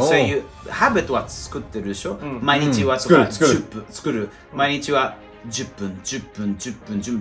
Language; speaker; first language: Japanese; non-native, learner; English